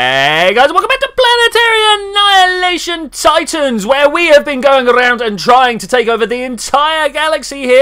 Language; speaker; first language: English; native; English